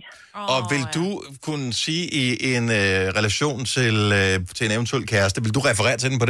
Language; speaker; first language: Danish; native; Danish